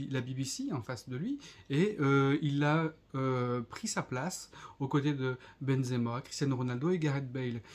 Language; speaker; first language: French; native; French